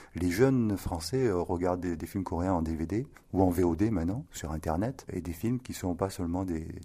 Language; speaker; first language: French; native; French